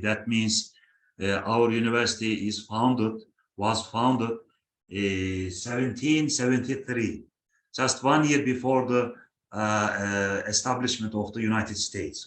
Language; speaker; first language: English; non-native, fluent; Turkish